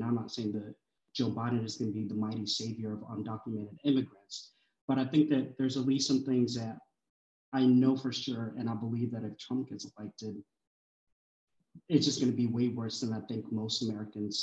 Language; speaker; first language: English; early bilingual, other home language; Swahili